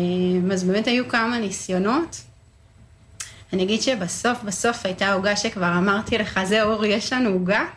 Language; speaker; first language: Hebrew; native; Hebrew